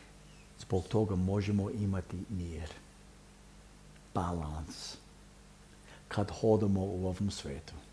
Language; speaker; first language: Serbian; early bilingual, heritage; Serbian